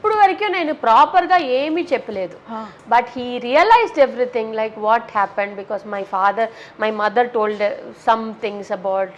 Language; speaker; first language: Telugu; non-native, learner; Tamil